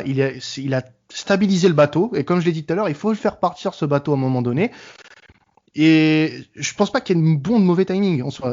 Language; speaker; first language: French; native; French